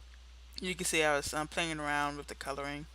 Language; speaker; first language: English; native; English